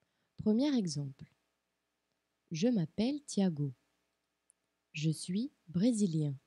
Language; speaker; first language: French; non-native, fluent; Portuguese